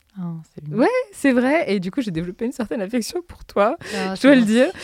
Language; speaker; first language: French; native; French